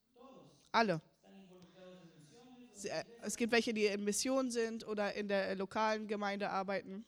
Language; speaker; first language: German; early bilingual, heritage; German